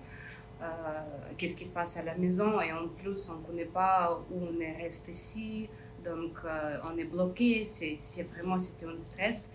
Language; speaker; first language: French; non-native, learner; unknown